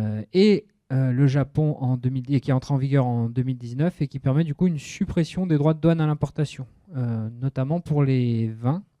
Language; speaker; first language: French; native; French